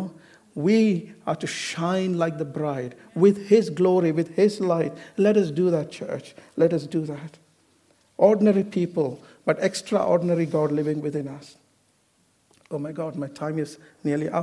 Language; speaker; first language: English; non-native, local second language; Malayalam